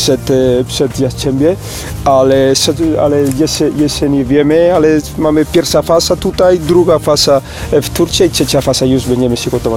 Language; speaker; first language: Polish; non-native, learner; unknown